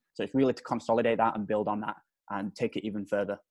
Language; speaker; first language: English; native; English